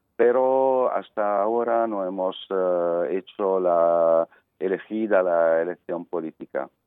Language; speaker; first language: Spanish; non-native, learner; Italian